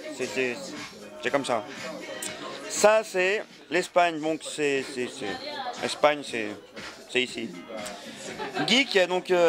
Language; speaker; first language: French; non-native, fluent; Spanish